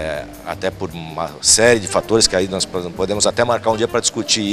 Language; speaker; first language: Portuguese; native; Portuguese